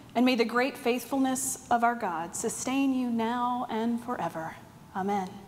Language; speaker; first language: English; native; English